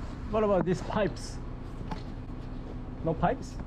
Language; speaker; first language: English; non-native, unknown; Japanese